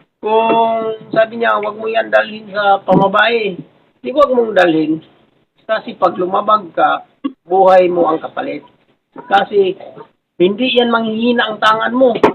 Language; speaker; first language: Filipino; non-native, local second language; Cebuano